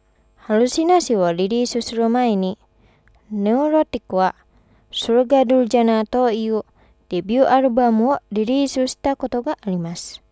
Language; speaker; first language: Japanese; non-native, fluent; Indonesian